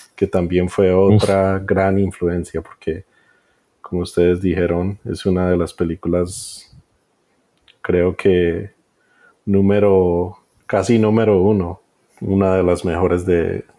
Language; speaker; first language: Spanish; early bilingual, heritage; Spanish